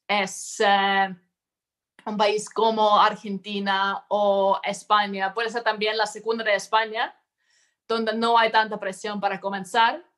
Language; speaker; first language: Spanish; non-native, fluent; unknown